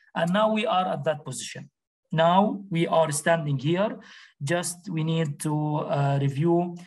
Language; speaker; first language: English; non-native, fluent; Arabic